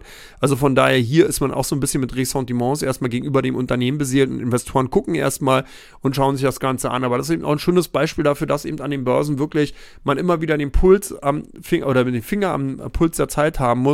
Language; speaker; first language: German; native; German